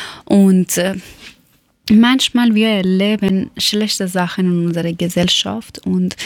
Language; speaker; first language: German; non-native, learner; Persian